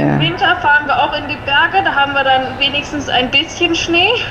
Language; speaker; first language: German; native; German